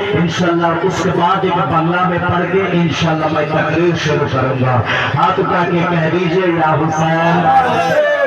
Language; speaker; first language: Urdu; non-native, local second language; Bangla